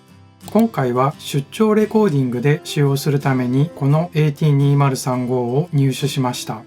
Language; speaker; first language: Japanese; native; Japanese